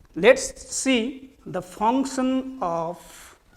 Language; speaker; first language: English; non-native, local second language; Nepali